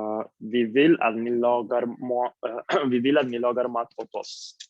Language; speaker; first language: Swedish; non-native, fluent; Spanish